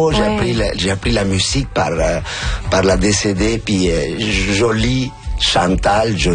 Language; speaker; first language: French; non-native, fluent; Spanish